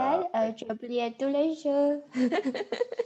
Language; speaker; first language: French; non-native, learner; Chinese